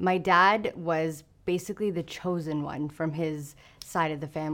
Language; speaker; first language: English; native; English